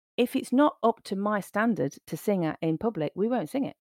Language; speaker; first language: English; native; English